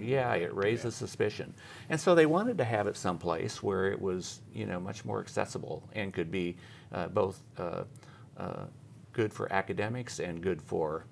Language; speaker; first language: English; native; English